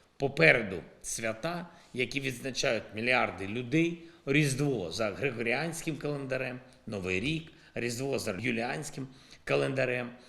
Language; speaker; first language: Ukrainian; non-native, local second language; Russian